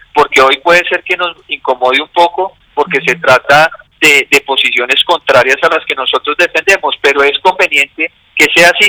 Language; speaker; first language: Spanish; native; Spanish